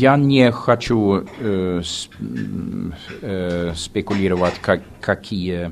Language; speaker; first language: Russian; non-native, fluent; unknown